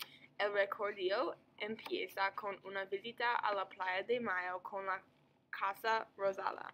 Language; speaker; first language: Spanish; non-native, learner; English